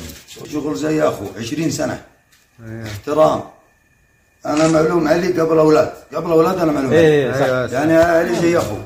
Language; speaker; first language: Arabic; non-native, learner; Bangla